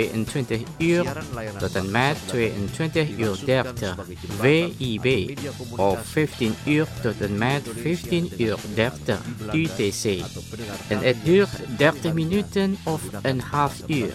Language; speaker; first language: Dutch; non-native, fluent; Indonesian